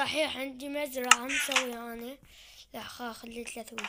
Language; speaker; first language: Arabic; early bilingual, heritage; Arabic